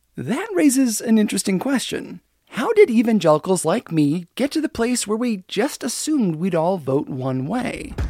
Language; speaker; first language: English; native; English